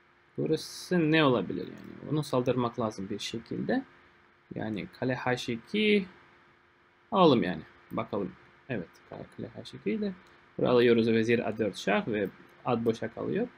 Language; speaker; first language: Turkish; non-native, fluent; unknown